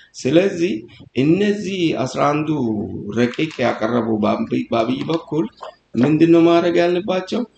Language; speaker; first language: Amharic; non-native, local second language; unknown